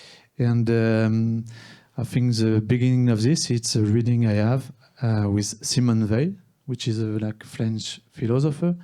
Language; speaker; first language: English; non-native, learner; French